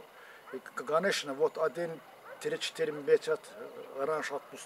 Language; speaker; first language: Russian; non-native, local second language; Azerbaijani